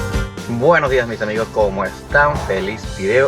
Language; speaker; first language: Spanish; native; Spanish